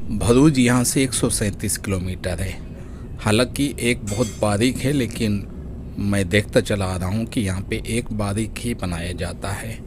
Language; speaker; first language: Hindi; native; Hindi